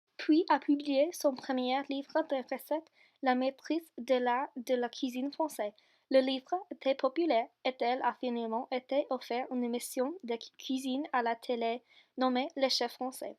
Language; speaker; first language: French; non-native, learner; English